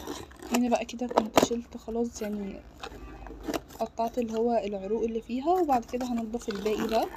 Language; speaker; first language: Arabic; native; Arabic